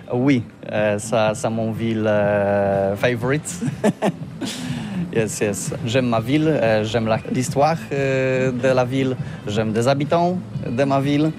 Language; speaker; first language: French; non-native, learner; Polish